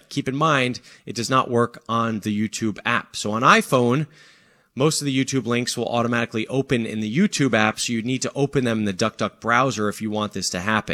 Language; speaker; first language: English; native; English